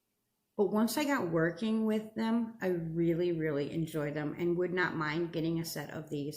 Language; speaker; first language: English; native; English